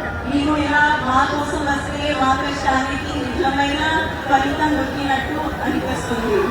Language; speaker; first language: Telugu; non-native, learner; Hindi